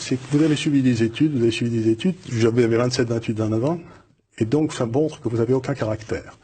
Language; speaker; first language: French; native; French